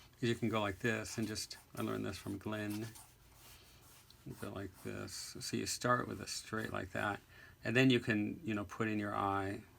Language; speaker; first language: English; native; English